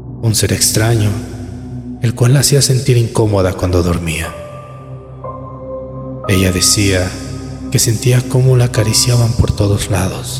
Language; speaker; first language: Spanish; native; Spanish